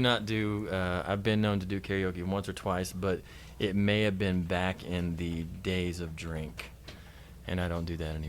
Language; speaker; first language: English; native; English